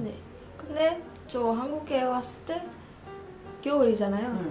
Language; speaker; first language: Korean; non-native, learner; Filipino